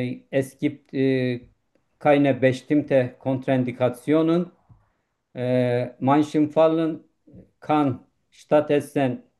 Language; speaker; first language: German; non-native, learner; Turkish